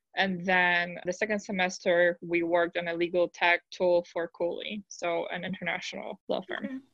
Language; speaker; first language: English; non-native, fluent; Polish